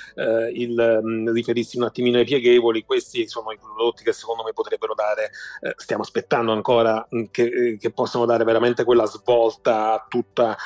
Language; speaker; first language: Italian; native; Italian